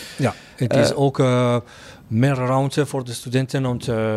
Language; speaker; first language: Dutch; non-native, learner; Italian